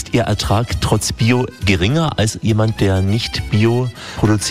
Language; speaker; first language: German; native; German